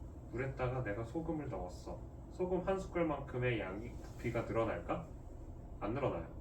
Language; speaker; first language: Korean; native; Korean